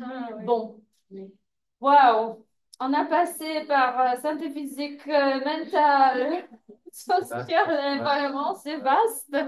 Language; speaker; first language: French; non-native, fluent; Polish